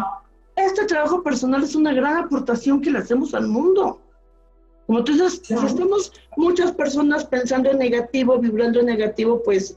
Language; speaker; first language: Spanish; native; Spanish